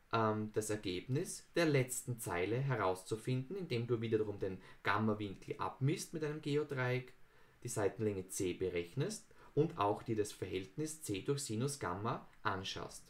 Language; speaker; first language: German; native; German